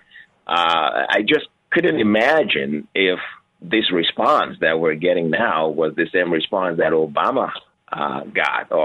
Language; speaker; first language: English; non-native, local second language; Yoruba